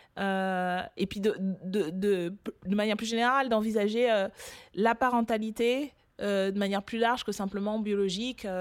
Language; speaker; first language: French; early bilingual, other home language; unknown